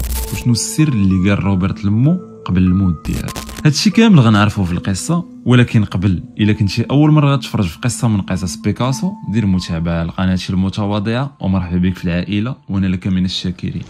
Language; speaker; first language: Arabic; native; Arabic